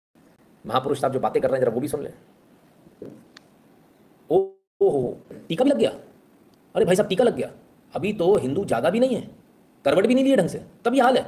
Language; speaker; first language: Hindi; native; Hindi